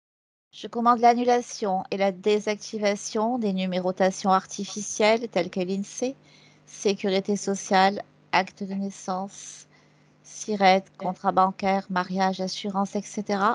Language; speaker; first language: French; native; French